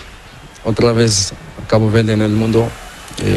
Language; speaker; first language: Spanish; non-native, learner; Portuguese